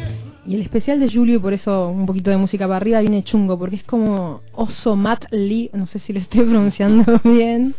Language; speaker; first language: Spanish; native; Spanish